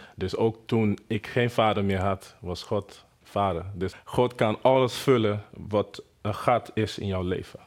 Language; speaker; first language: Dutch; non-native, fluent; Bini